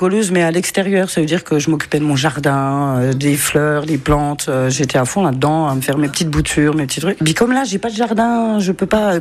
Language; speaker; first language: French; native; French